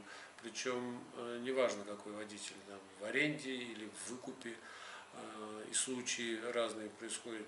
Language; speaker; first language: Russian; native; Russian